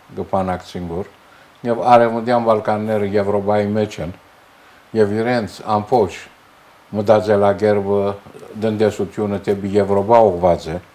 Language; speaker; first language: Armenian; early bilingual, heritage; Armenian